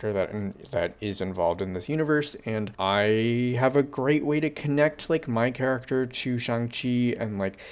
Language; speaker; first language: English; early bilingual, other home language; Chinese